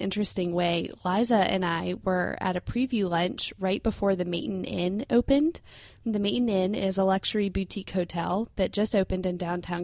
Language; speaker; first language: English; native; English